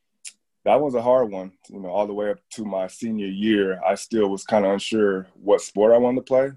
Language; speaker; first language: English; native; English